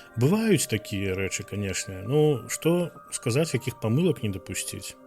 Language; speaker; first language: Belarusian; non-native, local second language; Russian